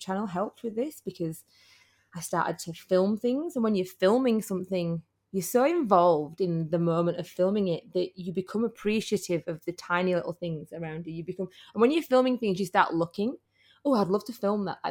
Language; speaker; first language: English; native; English